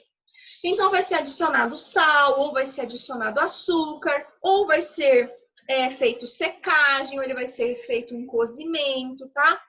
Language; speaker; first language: Portuguese; native; Portuguese